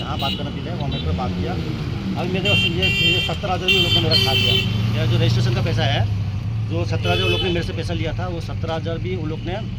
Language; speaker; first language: Hindi; non-native, local second language; Nepali